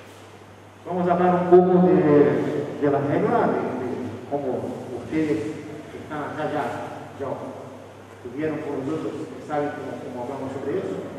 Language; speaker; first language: Spanish; non-native, fluent; Portuguese